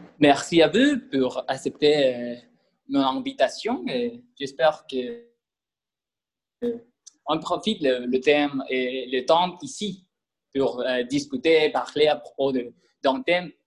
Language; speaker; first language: French; non-native, learner; Spanish